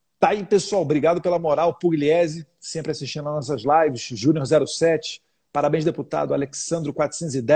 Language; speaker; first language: Portuguese; native; Portuguese